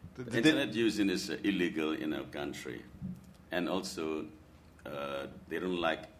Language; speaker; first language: English; non-native, learner; Burmese